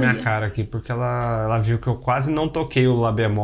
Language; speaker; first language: Portuguese; native; Portuguese